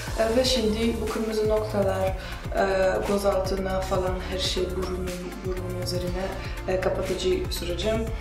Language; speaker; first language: Turkish; non-native, fluent; Russian